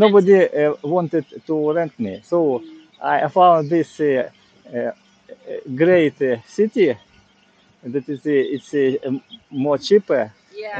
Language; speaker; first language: English; non-native, learner; Ukrainian